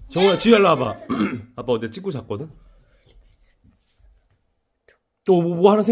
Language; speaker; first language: Korean; native; Korean